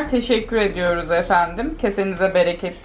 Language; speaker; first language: Turkish; native; Turkish